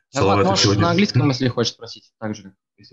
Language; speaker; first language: Russian; native; Russian